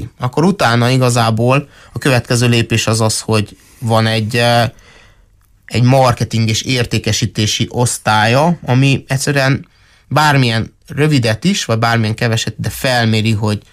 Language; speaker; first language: Hungarian; native; Hungarian